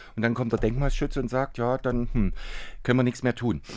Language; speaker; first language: German; native; German